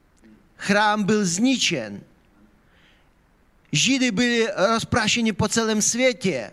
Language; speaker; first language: Czech; non-native, fluent; Ukrainian